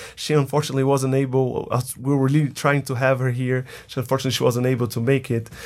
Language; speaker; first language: English; non-native, fluent; Portuguese